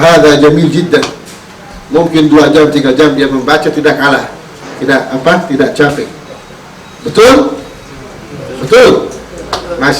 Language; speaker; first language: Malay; non-native, learner; Arabic